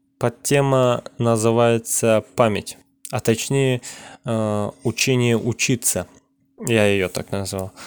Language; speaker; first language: Russian; non-native, local second language; Kazakh